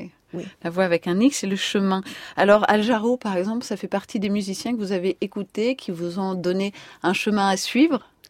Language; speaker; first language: French; native; French